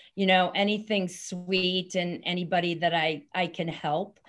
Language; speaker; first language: English; native; English